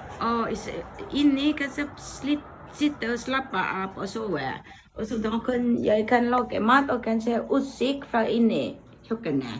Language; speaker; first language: Swedish; non-native, learner; Thai